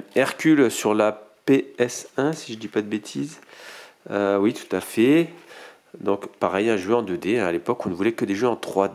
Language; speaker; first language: French; native; French